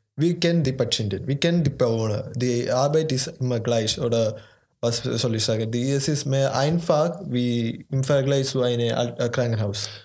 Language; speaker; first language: German; non-native, learner; Malayalam